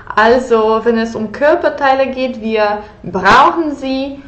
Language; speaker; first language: German; non-native, fluent; Polish